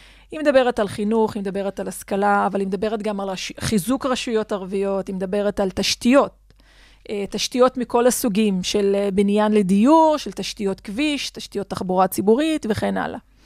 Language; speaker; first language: Hebrew; non-native, local second language; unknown